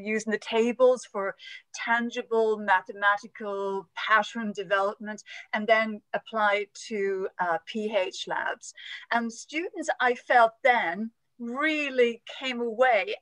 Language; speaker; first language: English; native; English